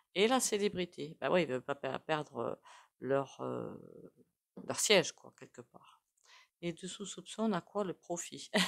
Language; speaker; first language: French; native; French